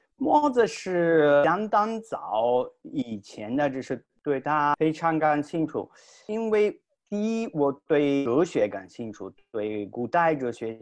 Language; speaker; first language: Chinese; non-native, fluent; Italian